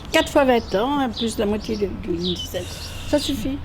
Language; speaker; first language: French; native; French